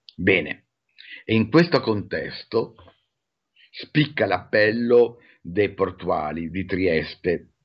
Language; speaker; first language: Italian; native; Italian